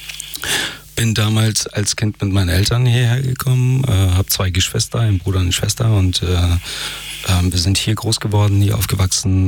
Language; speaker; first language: German; early bilingual, other home language; Persian